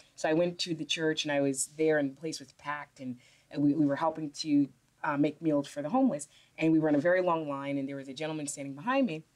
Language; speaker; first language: English; native; English